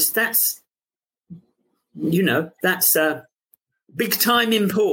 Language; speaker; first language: English; native; English